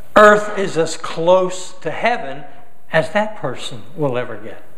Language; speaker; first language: English; native; English